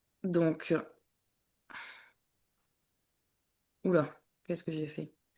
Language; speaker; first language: French; native; French